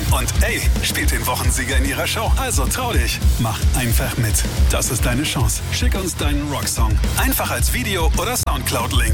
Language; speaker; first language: German; native; German